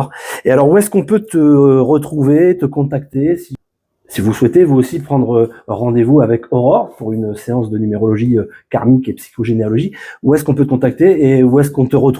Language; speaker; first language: French; native; French